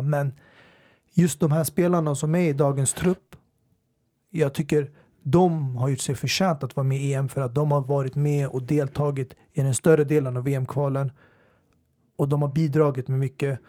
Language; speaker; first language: Swedish; native; Swedish